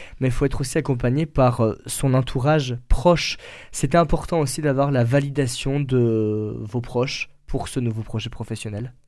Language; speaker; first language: French; native; French